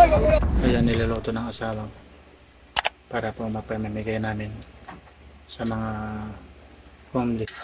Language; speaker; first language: Filipino; native; Filipino